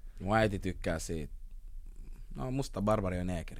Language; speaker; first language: Finnish; early bilingual, other home language; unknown